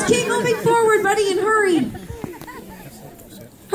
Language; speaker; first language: English; native; English